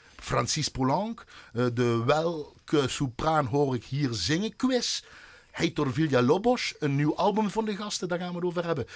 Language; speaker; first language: Dutch; native; Dutch